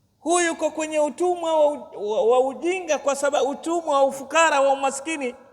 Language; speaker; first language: Swahili; native; Swahili